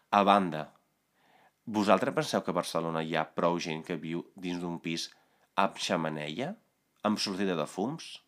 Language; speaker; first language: Catalan; non-native, fluent; Italian